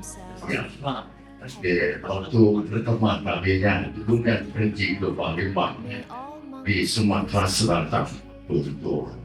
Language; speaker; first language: Indonesian; non-native, learner; Thai